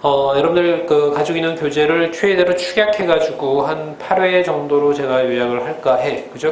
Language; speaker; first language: Korean; native; Korean